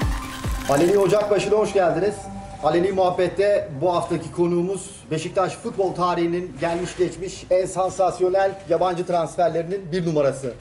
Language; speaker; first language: Turkish; native; Turkish